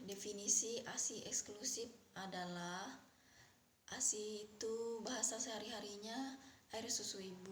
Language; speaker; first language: Indonesian; native; Indonesian